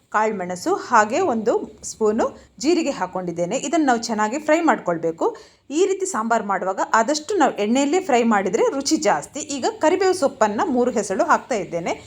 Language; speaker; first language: Kannada; non-native, local second language; Tulu